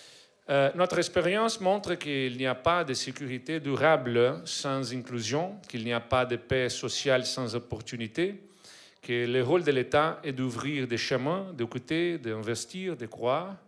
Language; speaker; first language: French; non-native, learner; Portuguese